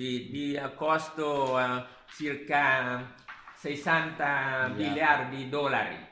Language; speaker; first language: Italian; non-native, learner; Vietnamese